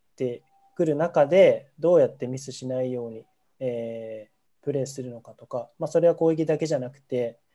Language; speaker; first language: Japanese; native; Japanese